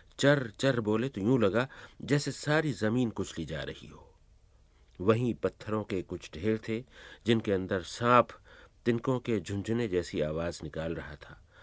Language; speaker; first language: Urdu; native; Urdu